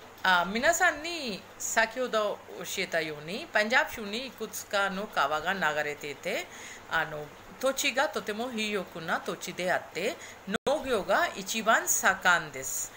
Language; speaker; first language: Japanese; non-native, fluent; Hindi